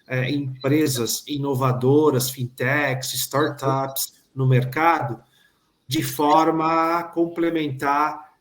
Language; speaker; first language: Portuguese; native; Portuguese